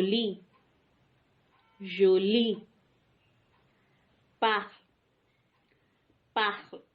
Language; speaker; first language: French; non-native, fluent; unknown